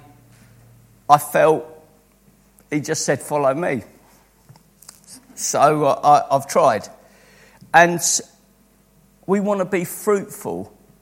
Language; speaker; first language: English; native; English